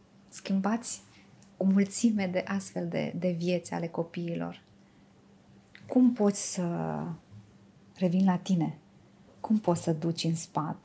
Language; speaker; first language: Romanian; native; Romanian